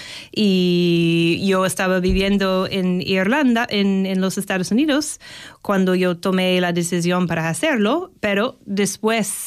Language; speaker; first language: Spanish; non-native, learner; English